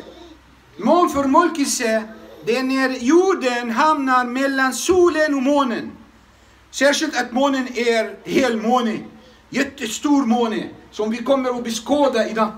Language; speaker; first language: Swedish; non-native, fluent; Arabic